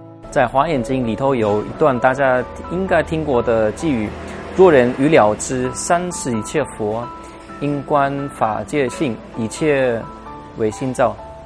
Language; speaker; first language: Chinese; non-native, fluent; German